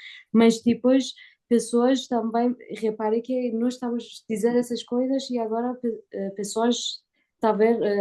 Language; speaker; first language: Portuguese; non-native, learner; Persian